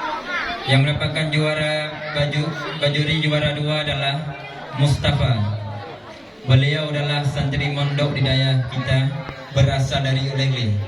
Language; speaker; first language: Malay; non-native, local second language; Achinese